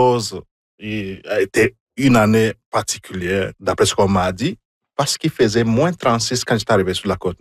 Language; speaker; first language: French; non-native, fluent; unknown